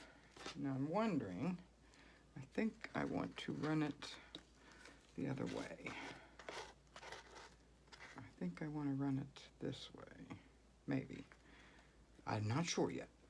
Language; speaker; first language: English; native; English